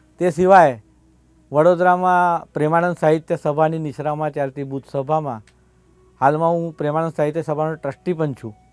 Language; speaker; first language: Gujarati; non-native, local second language; Marathi